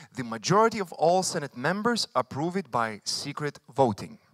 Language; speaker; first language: English; non-native, fluent; Lithuanian